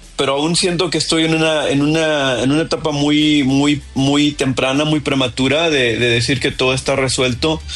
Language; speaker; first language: Spanish; early bilingual, heritage; Spanish